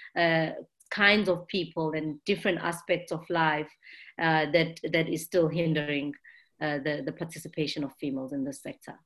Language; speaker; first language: English; non-native, local second language; Zulu